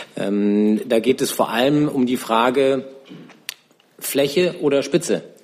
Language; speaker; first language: German; native; German